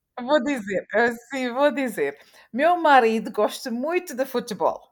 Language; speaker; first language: Portuguese; early bilingual, heritage; Portuguese